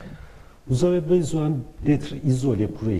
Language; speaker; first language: French; non-native, learner; Turkish